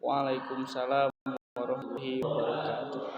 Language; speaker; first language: Indonesian; native; Indonesian